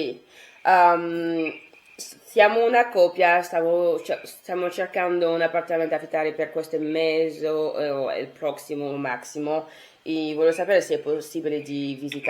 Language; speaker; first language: Italian; non-native, learner; French